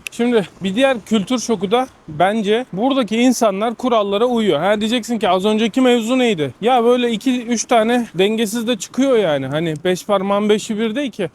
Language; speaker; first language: Turkish; native; Turkish